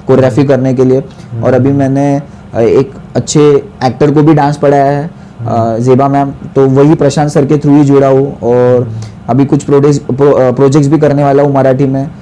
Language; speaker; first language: Hindi; non-native, local second language; Marathi